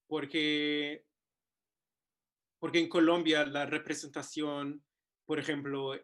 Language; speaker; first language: Spanish; non-native, fluent; English